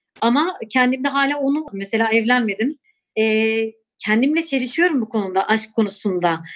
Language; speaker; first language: Turkish; non-native, local second language; Kurdish